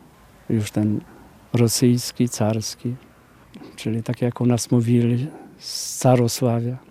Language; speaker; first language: Polish; native; Polish